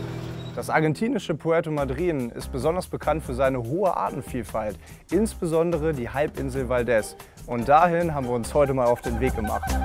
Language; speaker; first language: German; native; German